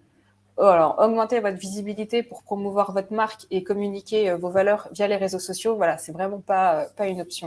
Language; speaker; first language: French; native; French